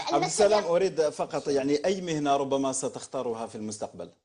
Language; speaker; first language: Arabic; native; Arabic